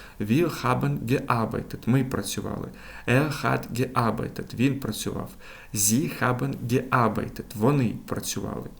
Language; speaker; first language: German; non-native, fluent; Ukrainian